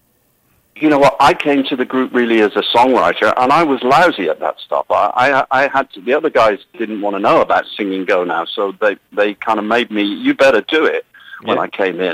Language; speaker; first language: English; native; English